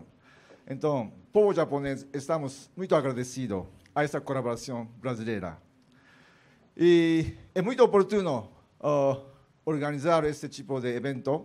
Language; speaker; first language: Portuguese; non-native, learner; Japanese